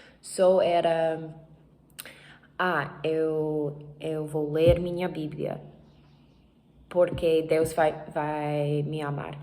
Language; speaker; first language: Portuguese; non-native, learner; English